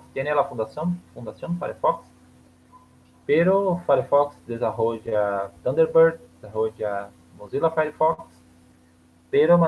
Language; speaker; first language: Spanish; non-native, learner; Portuguese